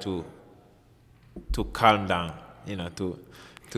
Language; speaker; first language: English; non-native, fluent; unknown